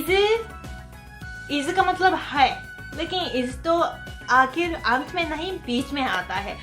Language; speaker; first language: Hindi; non-native, fluent; Japanese